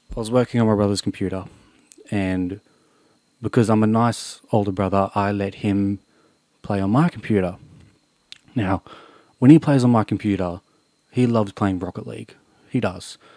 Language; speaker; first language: English; native; English